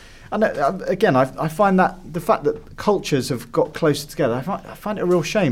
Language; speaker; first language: English; native; English